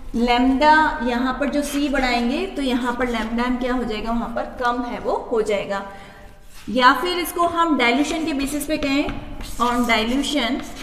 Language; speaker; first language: Hindi; native; Hindi